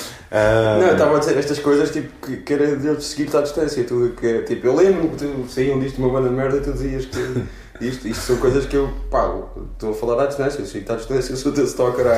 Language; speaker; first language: Portuguese; native; Portuguese